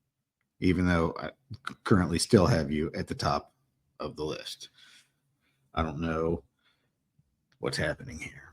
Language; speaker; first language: English; native; English